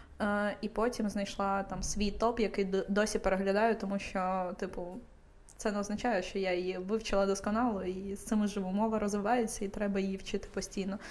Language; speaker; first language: Ukrainian; non-native, local second language; Russian